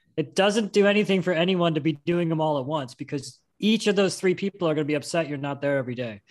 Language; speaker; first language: English; native; English